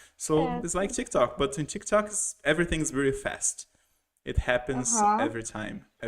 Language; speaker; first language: English; non-native, fluent; Portuguese